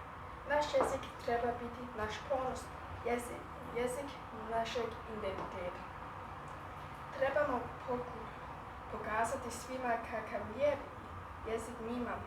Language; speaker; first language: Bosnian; early bilingual, heritage; Bosnian